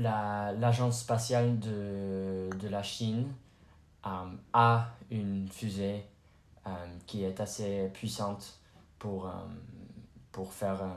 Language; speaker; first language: French; non-native, learner; English